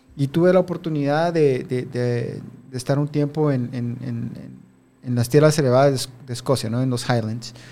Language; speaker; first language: Spanish; native; Spanish